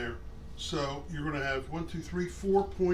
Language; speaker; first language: English; native; English